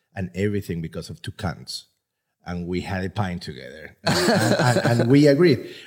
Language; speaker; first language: English; non-native, fluent; Spanish